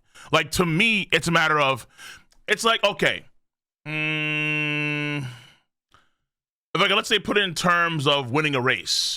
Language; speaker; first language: English; native; English